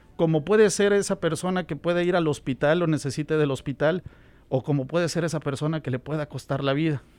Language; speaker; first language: Spanish; native; Spanish